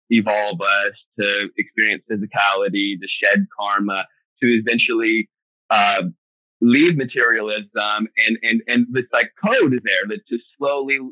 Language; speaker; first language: English; native; English